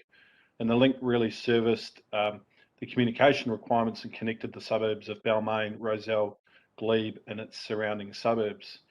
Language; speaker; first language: English; native; English